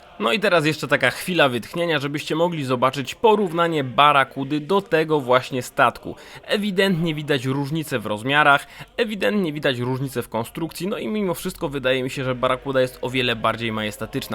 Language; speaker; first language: Polish; native; Polish